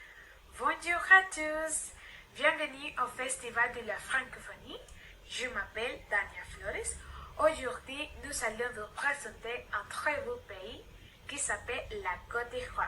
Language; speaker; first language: French; non-native, learner; Spanish